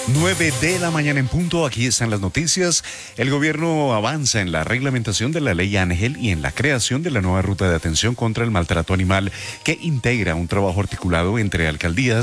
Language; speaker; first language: Spanish; native; Spanish